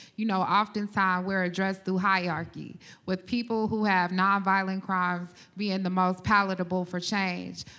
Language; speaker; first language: English; native; English